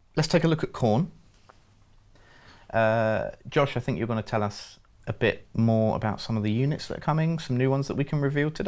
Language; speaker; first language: English; native; English